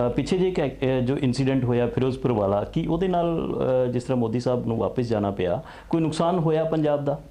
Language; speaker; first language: Hindi; non-native, local second language; Punjabi